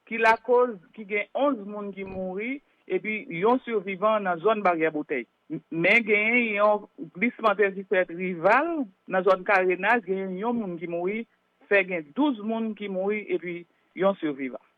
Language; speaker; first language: Haitian Creole; native; Haitian Creole